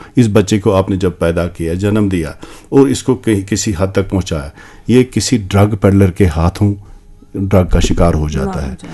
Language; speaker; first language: Urdu; non-native, local second language; Kashmiri